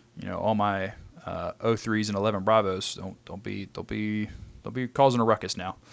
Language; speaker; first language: English; native; English